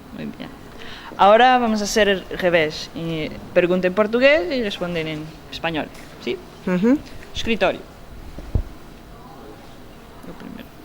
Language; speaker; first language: Spanish; non-native, learner; Portuguese